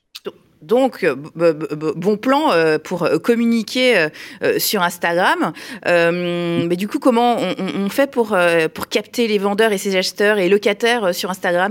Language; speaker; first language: French; native; French